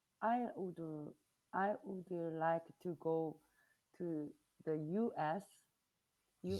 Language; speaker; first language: English; non-native, learner; Korean